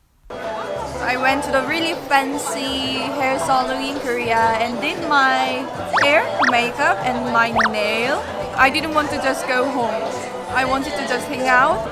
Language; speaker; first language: English; non-native, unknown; Korean